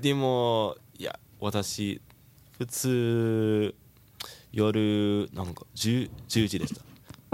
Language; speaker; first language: Japanese; non-native, learner; English